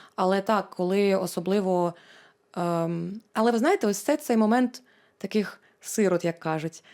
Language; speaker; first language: Ukrainian; non-native, local second language; Russian